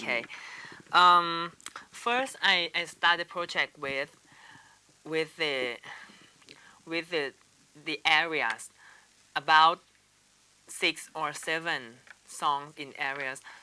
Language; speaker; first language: English; non-native, learner; Thai